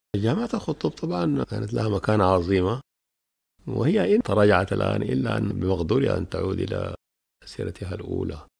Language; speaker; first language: Arabic; native; Arabic